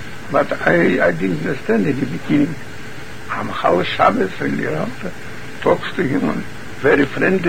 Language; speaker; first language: English; non-native, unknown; Yiddish